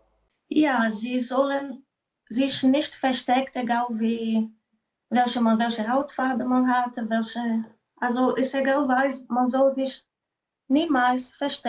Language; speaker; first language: German; non-native, fluent; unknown